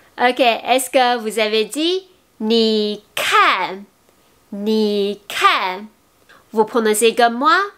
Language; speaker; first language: French; non-native, fluent; Chinese